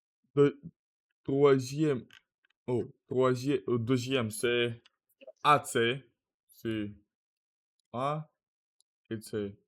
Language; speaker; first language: French; non-native, learner; Russian